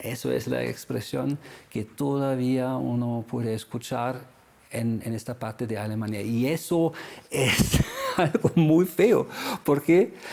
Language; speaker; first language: Spanish; non-native, fluent; German